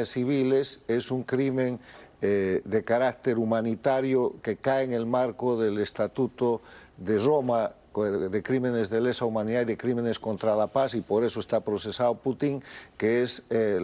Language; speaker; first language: Spanish; native; Spanish